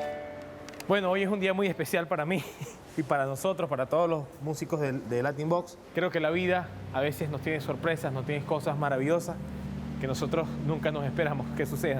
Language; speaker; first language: Spanish; native; Spanish